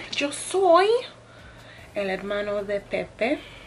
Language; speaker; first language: Spanish; non-native, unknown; English